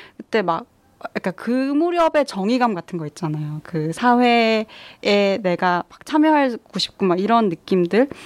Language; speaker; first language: Korean; native; Korean